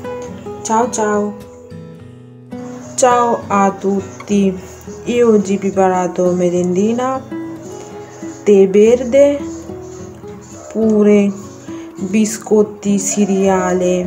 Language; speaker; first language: Italian; non-native, learner; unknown